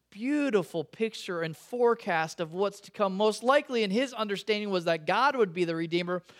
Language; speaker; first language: English; native; English